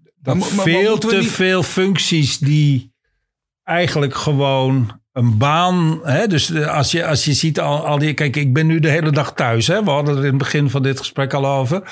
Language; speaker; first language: Dutch; native; Dutch